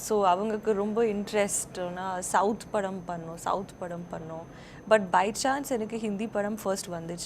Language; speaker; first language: Tamil; non-native, learner; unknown